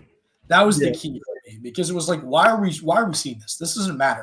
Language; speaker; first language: English; native; English